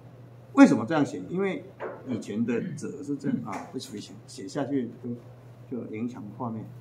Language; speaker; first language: Chinese; native; Chinese